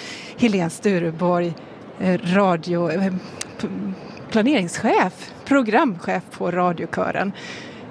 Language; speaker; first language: Swedish; native; Swedish